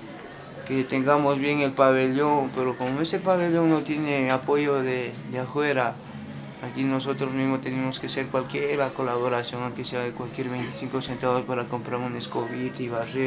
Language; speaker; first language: Spanish; native; Spanish